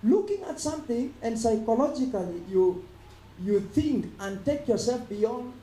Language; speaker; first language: English; non-native, local second language; Swahili